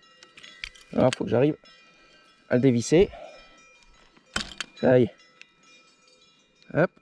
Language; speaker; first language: French; native; French